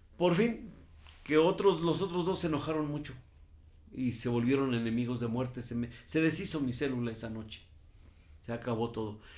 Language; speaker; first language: Spanish; native; Spanish